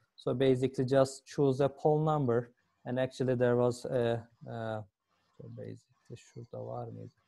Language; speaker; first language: English; non-native, fluent; Turkish